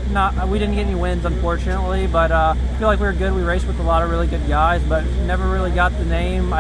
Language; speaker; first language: English; native; English